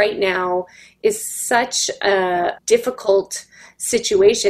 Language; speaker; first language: English; native; English